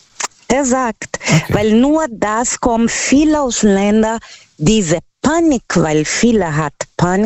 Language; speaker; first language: German; non-native, learner; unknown